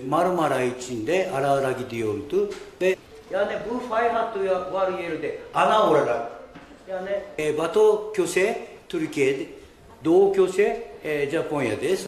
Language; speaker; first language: Turkish; non-native, learner; Japanese